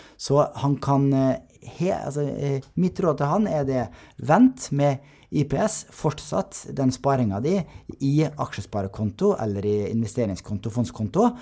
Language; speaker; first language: Norwegian; native; Norwegian